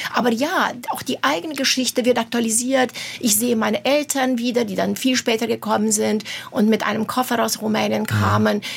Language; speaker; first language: German; non-native, fluent; Romanian